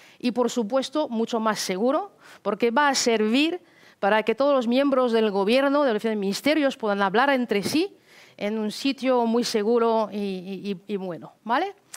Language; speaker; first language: Spanish; non-native, fluent; French